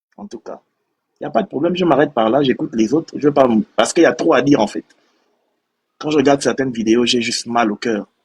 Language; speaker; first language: French; native; French